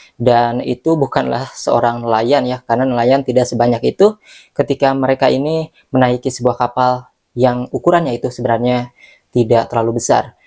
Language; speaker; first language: Indonesian; native; Indonesian